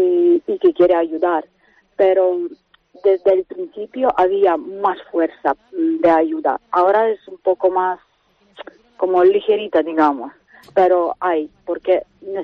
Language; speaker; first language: Spanish; non-native, fluent; Ukrainian